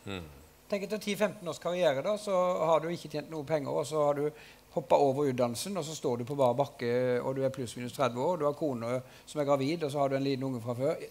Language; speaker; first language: Norwegian; native; Norwegian